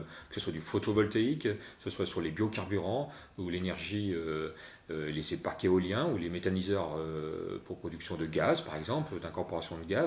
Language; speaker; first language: French; native; French